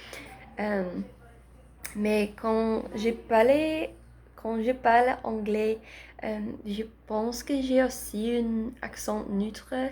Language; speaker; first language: French; non-native, learner; Spanish